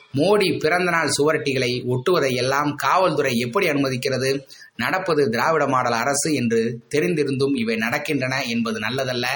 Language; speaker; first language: Tamil; native; Tamil